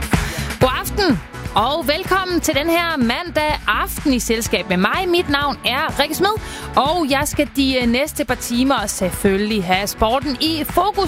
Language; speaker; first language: Danish; native; Danish